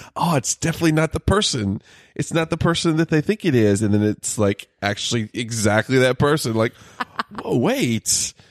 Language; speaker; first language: English; native; English